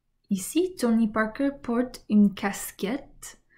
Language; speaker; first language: French; non-native, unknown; English